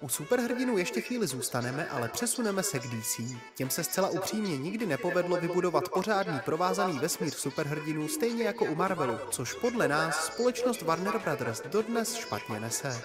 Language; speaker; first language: Czech; native; Czech